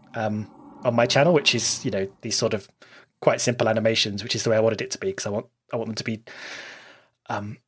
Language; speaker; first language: English; native; English